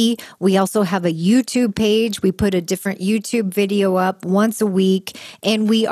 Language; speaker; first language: English; native; English